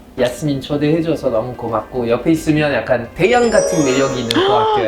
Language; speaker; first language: Korean; non-native, fluent; French